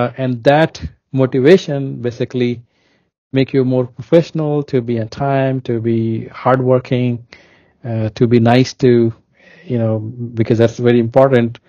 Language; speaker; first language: English; non-native, local second language; Hindi